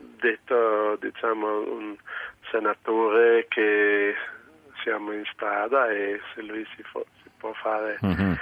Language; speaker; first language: Italian; non-native, local second language; German